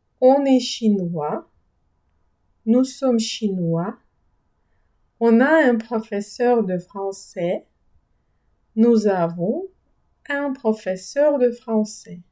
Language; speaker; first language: French; non-native, fluent; Ukrainian